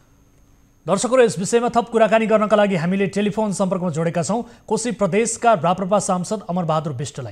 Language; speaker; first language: Nepali; native; Nepali